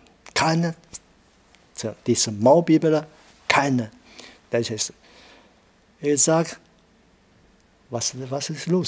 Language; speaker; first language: German; non-native, learner; Chinese